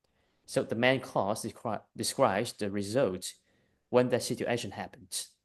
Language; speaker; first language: English; non-native, fluent; Vietnamese